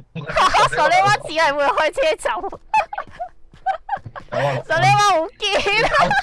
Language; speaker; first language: Chinese; native; Chinese